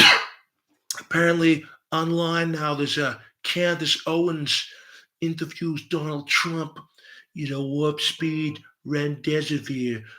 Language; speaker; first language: English; native; English